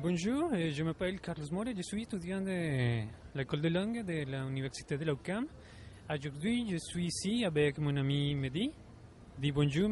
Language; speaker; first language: French; non-native, learner; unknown